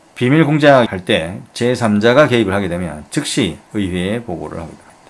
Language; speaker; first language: Korean; native; Korean